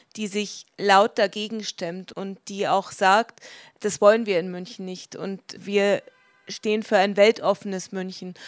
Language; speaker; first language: German; native; German